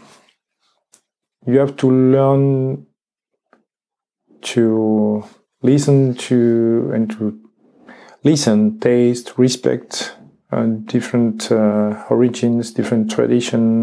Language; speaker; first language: English; non-native, learner; French